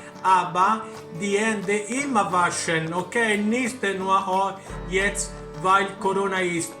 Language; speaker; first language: German; non-native, learner; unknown